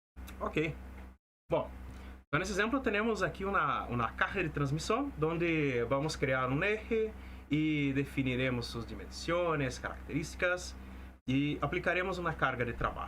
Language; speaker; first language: Spanish; non-native, fluent; Portuguese